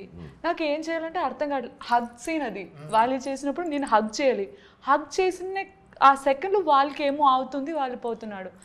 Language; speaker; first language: Telugu; non-native, learner; Malayalam